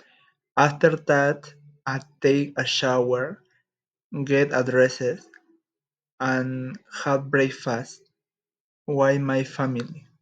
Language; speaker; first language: English; non-native, learner; Spanish